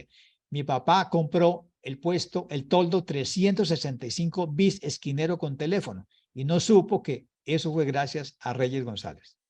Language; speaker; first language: Spanish; native; Spanish